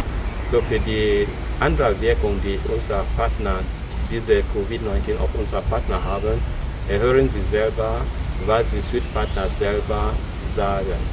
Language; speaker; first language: German; non-native, fluent; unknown